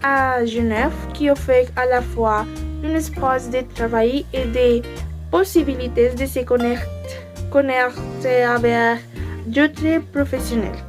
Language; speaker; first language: French; non-native, learner; Spanish